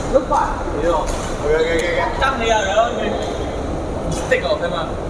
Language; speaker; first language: Chinese; early bilingual, heritage; Chinese